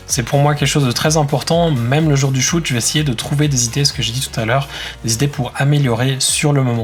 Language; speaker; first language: French; native; French